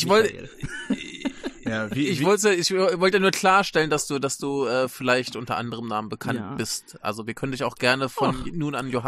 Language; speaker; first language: German; native; German